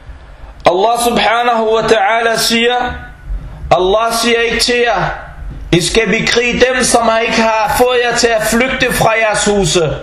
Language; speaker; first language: Danish; early bilingual, other home language; Arabic